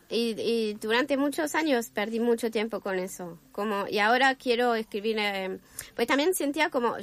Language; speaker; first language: Spanish; non-native, fluent; French